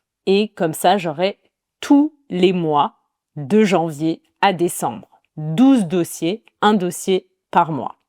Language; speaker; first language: French; native; French